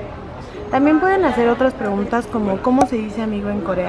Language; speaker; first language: Spanish; native; Spanish